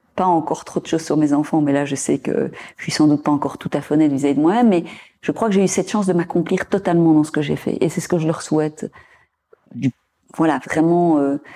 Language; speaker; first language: French; native; French